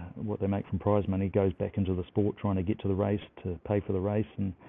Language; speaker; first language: English; native; English